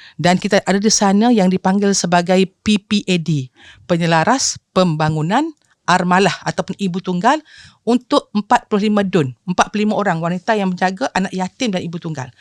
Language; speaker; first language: Malay; native; Malay